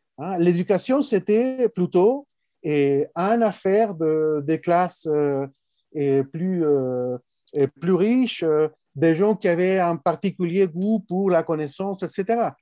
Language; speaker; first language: French; non-native, fluent; Spanish